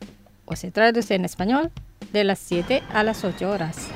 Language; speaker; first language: Spanish; non-native, fluent; Indonesian